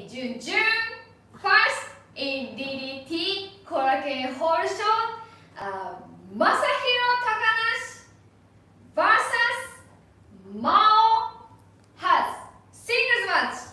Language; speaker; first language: English; non-native, learner; Japanese